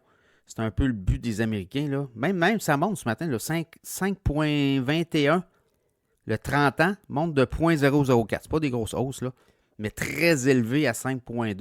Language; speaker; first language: French; native; French